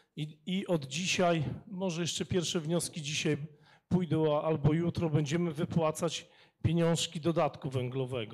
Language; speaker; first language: Polish; native; Polish